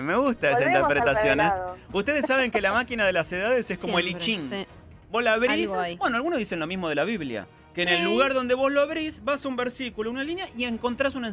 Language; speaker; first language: Spanish; native; Spanish